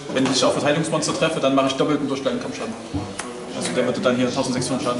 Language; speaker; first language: German; native; German